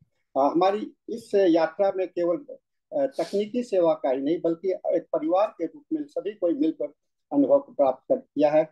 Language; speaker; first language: Hindi; native; Hindi